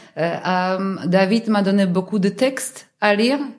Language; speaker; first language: French; non-native, learner; Polish